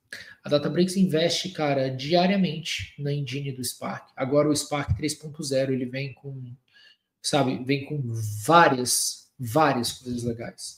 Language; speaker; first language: Portuguese; native; Portuguese